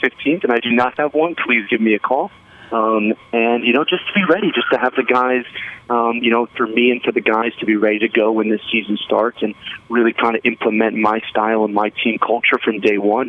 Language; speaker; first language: English; native; English